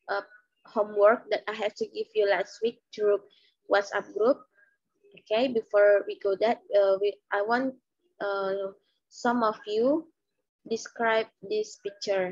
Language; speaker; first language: English; non-native, learner; Indonesian